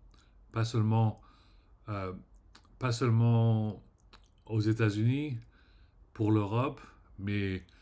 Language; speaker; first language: French; early bilingual, heritage; French